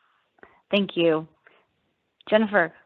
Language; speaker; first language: English; native; English